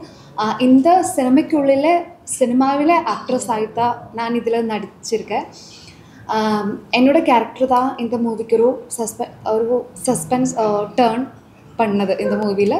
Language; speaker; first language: Tamil; non-native, learner; Malayalam